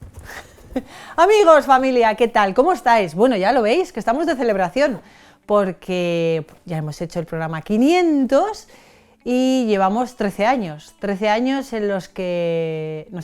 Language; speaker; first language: Spanish; native; Spanish